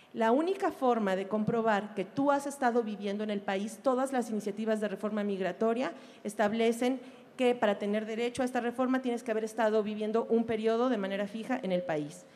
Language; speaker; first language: Spanish; native; Spanish